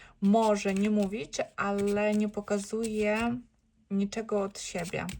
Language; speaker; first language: Polish; non-native, learner; Ukrainian